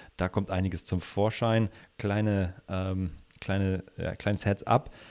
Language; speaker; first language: German; native; German